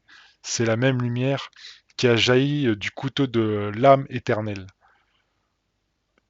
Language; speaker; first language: French; native; French